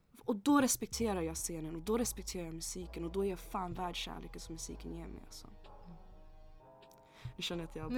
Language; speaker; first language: Swedish; early bilingual, other home language; English